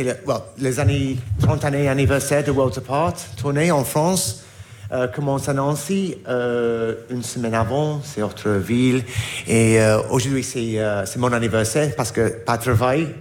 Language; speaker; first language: French; non-native, learner; English